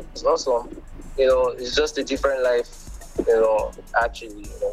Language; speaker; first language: English; non-native, local second language; Igbo